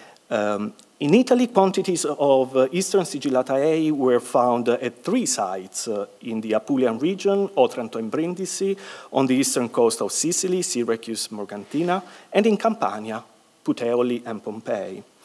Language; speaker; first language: English; non-native, fluent; Italian